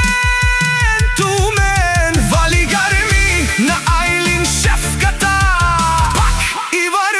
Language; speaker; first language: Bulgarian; non-native, local second language; Romany